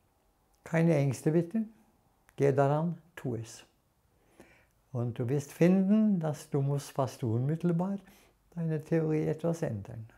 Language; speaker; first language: German; non-native, fluent; Norwegian